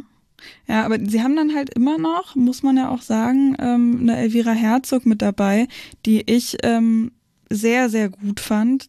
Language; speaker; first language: German; native; German